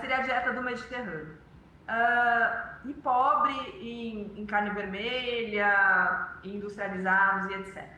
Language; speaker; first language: Portuguese; native; Portuguese